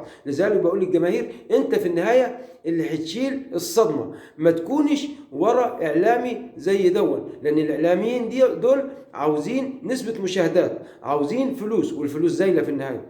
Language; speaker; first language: Arabic; native; Arabic